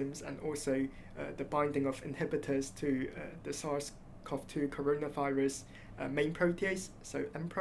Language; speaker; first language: English; non-native, local second language; Cantonese